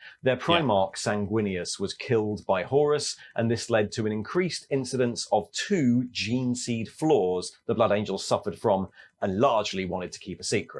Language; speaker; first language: English; native; English